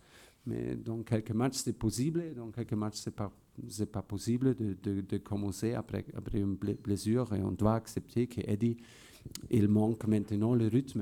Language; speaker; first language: French; non-native, fluent; German